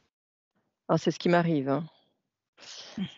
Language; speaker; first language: French; native; French